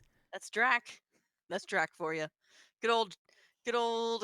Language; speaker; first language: English; native; English